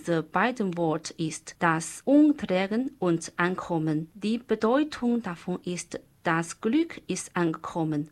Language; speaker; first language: German; non-native, learner; Chinese